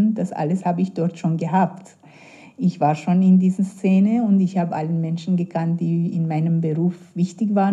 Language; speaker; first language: German; non-native, fluent; Persian